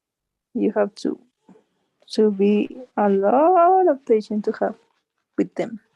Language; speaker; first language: English; non-native, learner; Spanish